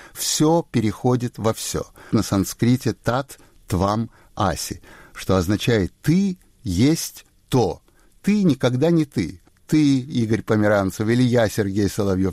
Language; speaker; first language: Russian; native; Russian